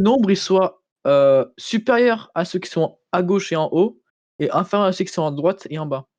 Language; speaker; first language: French; native; French